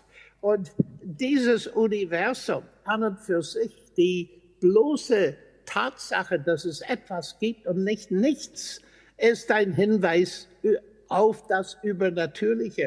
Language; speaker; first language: German; non-native, fluent; English